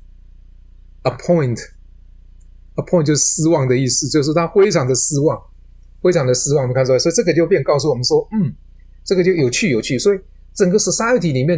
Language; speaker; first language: Chinese; native; Chinese